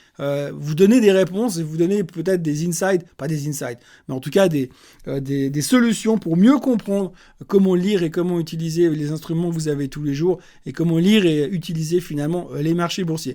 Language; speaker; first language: French; native; French